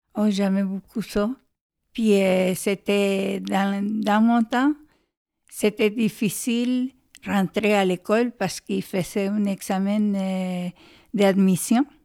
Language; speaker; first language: French; non-native, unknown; Spanish